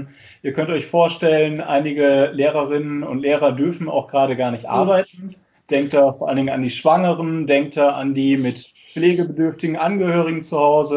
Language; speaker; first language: German; native; German